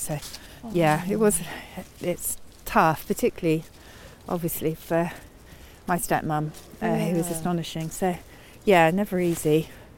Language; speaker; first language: English; native; English